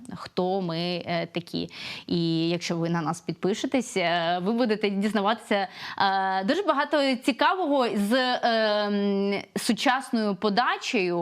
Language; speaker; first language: Ukrainian; non-native, local second language; Russian